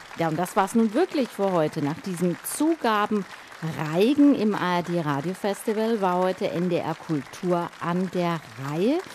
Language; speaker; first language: German; native; German